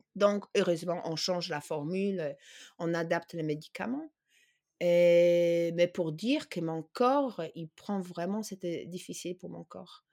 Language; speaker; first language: French; non-native, fluent; Polish